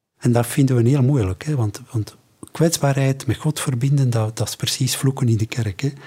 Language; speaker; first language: Dutch; native; Dutch